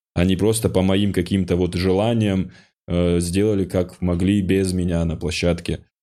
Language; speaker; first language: Russian; non-native, local second language; Ossetic